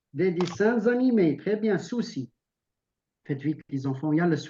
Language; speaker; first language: French; non-native, local second language; Arabic